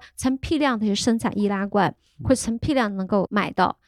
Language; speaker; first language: Chinese; native; Chinese